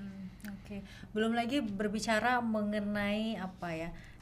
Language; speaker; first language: Indonesian; native; Indonesian